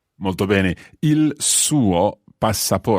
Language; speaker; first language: Italian; non-native, fluent; English